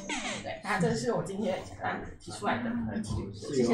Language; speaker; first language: Chinese; native; Chinese